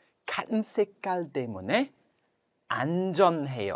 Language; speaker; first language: Korean; non-native, learner; English